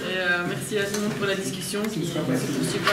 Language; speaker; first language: French; native; French